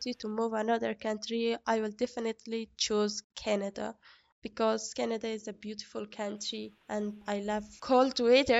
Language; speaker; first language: English; non-native, learner; Persian